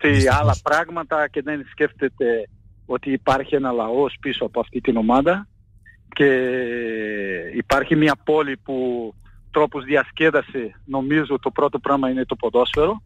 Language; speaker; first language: Greek; non-native, fluent; Portuguese